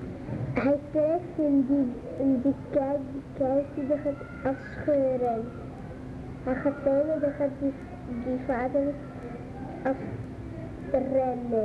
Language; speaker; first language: Dutch; early bilingual, other home language; Arabic